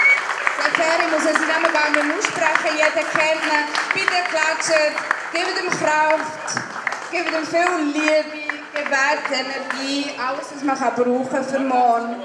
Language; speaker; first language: German; native; German